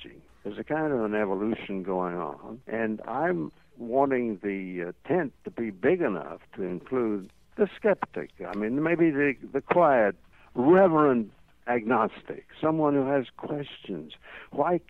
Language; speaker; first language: English; native; English